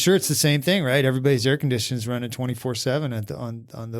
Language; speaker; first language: English; native; English